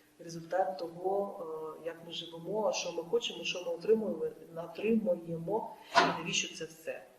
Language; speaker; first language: Ukrainian; non-native, local second language; Russian